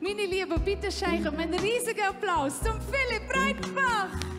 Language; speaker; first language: German; native; German